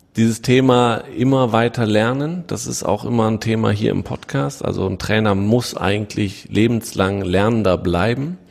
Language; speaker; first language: German; native; German